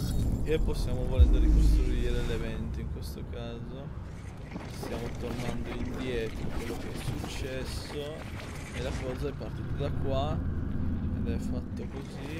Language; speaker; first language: Italian; native; Italian